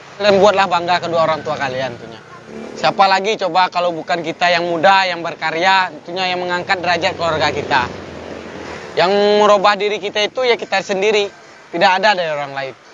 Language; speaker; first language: Indonesian; non-native, local second language; Minangkabau